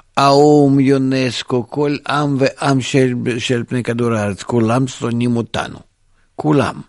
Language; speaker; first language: Hebrew; non-native, fluent; Russian